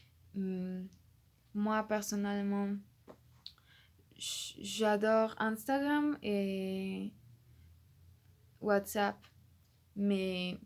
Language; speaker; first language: French; non-native, learner; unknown